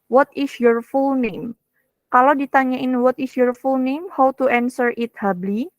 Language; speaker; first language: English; non-native, fluent; Indonesian